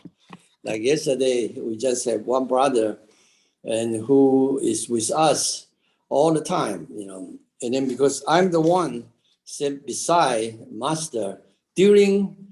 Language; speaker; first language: English; non-native, local second language; Chinese